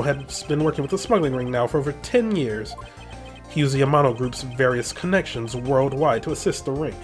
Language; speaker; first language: English; native; English